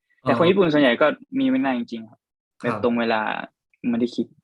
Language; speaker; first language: Thai; native; Thai